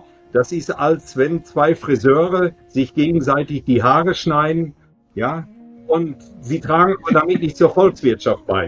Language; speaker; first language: German; native; German